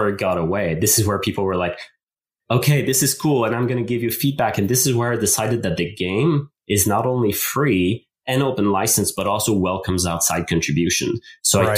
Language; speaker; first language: English; non-native, fluent; French